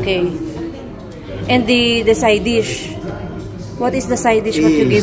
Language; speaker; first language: English; non-native, local second language; Filipino